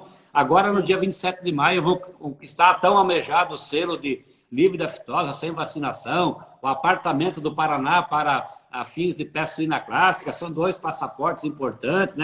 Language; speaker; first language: Portuguese; native; Portuguese